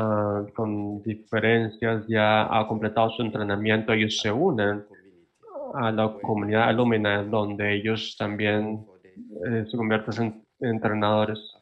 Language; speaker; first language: Spanish; non-native, fluent; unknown